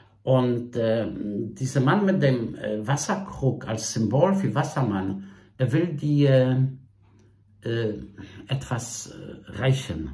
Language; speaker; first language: German; non-native, fluent; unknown